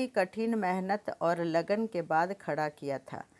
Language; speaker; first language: Hindi; non-native, local second language; Telugu